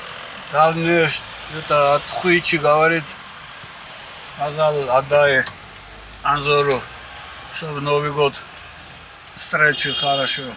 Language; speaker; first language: Russian; non-native, learner; Georgian